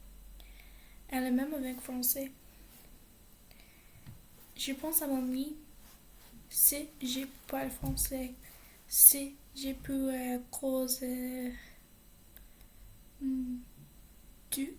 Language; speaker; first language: French; non-native, learner; English